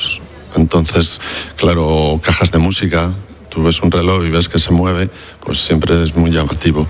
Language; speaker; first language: Spanish; native; Spanish